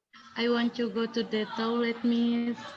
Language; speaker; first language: English; non-native, learner; Indonesian